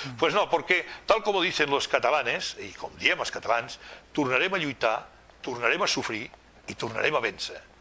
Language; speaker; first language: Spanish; non-native, local second language; Catalan